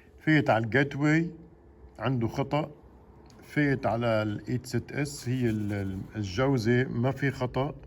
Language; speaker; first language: Arabic; native; Arabic